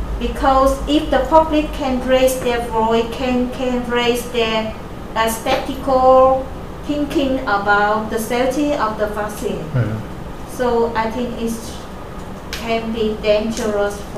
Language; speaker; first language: English; non-native, fluent; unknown